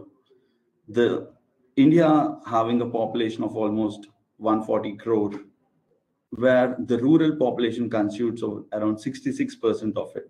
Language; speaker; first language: English; non-native, local second language; Telugu